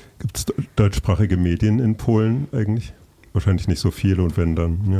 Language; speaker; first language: German; native; German